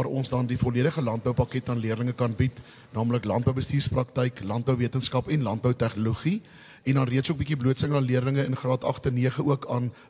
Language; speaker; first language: Afrikaans; native; Afrikaans